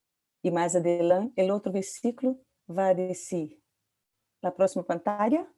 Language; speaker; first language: Portuguese; non-native, learner; Spanish